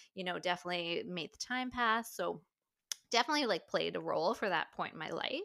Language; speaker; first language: English; native; English